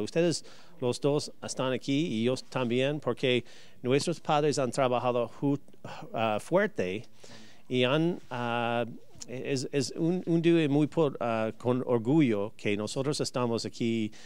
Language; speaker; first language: Spanish; early bilingual, heritage; Spanish